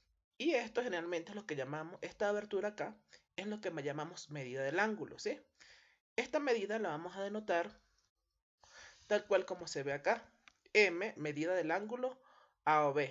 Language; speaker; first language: Spanish; native; Spanish